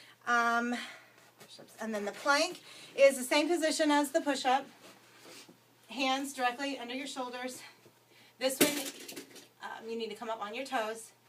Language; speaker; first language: English; native; English